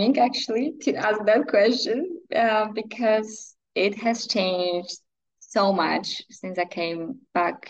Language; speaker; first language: English; non-native, fluent; Polish